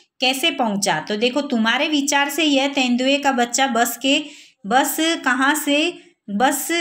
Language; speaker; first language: Hindi; non-native, local second language; Gujarati